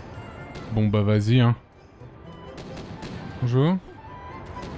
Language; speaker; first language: French; native; French